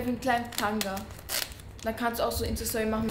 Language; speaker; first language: German; early bilingual, other home language; Persian